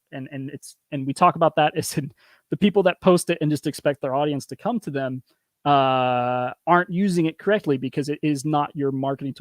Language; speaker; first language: English; native; English